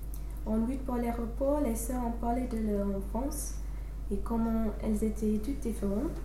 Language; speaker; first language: French; non-native, fluent; English